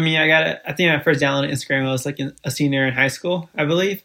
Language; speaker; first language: English; early bilingual, other home language; Spanish